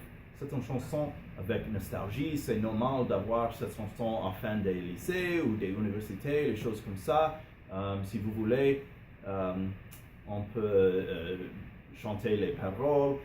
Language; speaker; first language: French; non-native, learner; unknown